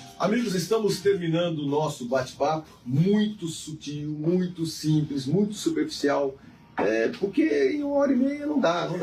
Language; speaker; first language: Portuguese; native; Portuguese